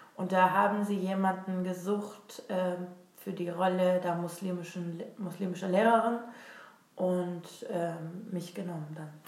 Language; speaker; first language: German; non-native, fluent; Turkish